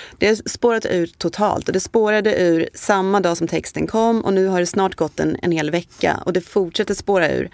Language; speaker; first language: Swedish; early bilingual, other home language; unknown